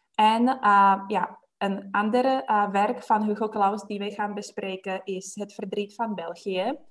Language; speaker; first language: Dutch; non-native, fluent; Czech